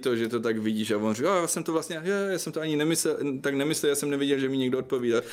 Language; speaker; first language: Czech; non-native, fluent; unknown